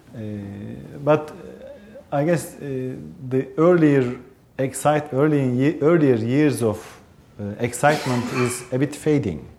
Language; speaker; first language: English; non-native, fluent; Turkish